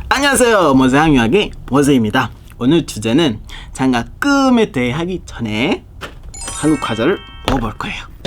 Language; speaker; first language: Korean; non-native, fluent; Kinyarwanda